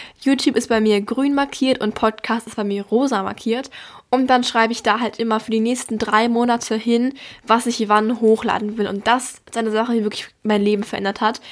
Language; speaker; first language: German; native; German